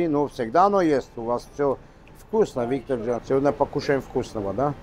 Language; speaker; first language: Russian; non-native, fluent; Armenian